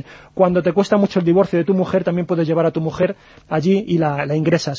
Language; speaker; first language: Spanish; native; Spanish